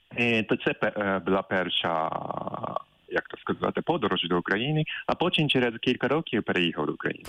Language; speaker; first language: Ukrainian; non-native, fluent; Japanese